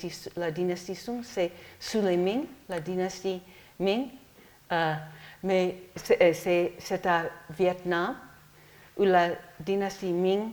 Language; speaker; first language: French; non-native, learner; English